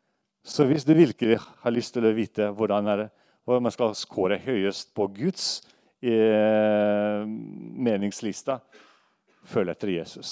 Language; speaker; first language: Norwegian; non-native, fluent; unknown